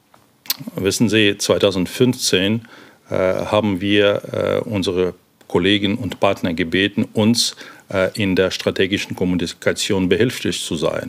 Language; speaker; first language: German; non-native, fluent; Ukrainian